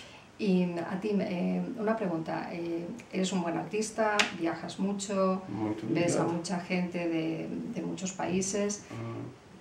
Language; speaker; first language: Portuguese; non-native, learner; Spanish